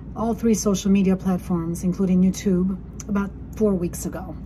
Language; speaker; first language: English; non-native, fluent; Albanian